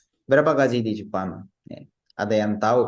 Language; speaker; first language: Indonesian; non-native, fluent; Japanese